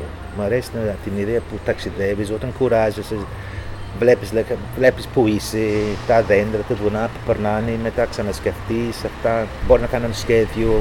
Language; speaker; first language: Greek; non-native, fluent; English